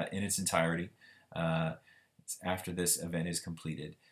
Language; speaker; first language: English; native; English